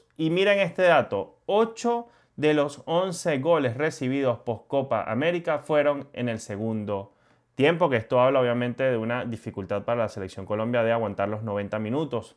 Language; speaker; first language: Spanish; native; Spanish